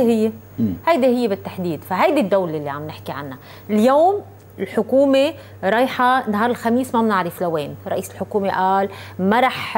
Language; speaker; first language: Arabic; native; Arabic